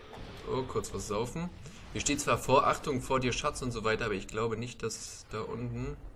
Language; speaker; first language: German; native; German